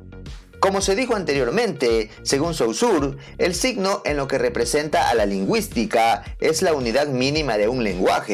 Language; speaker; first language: Spanish; native; Spanish